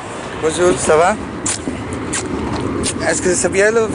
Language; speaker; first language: French; non-native, learner; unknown